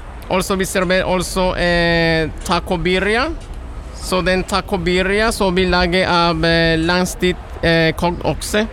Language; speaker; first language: Norwegian; non-native, learner; Spanish